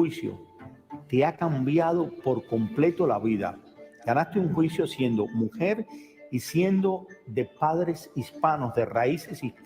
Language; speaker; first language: Spanish; native; Spanish